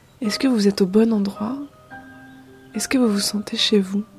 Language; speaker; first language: French; native; French